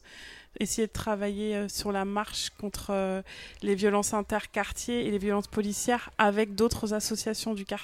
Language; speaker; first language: French; native; French